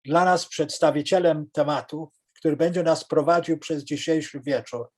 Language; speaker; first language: Polish; early bilingual, heritage; Polish